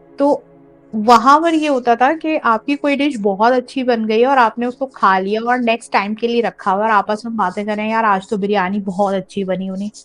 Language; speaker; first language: Urdu; native; Urdu